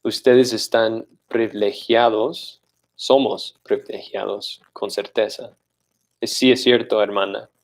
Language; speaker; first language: Spanish; non-native, fluent; English